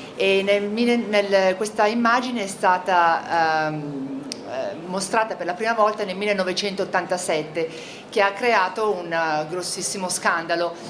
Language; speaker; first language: Italian; native; Italian